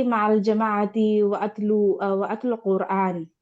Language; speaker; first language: Arabic; non-native, learner; Urdu